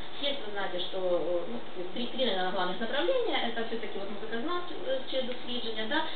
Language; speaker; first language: Russian; non-native, local second language; Ukrainian